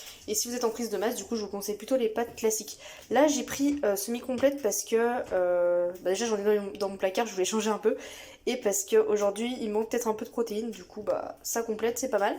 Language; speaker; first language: French; native; French